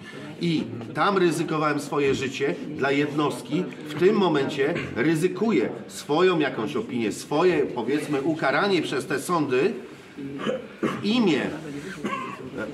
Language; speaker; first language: Polish; native; Polish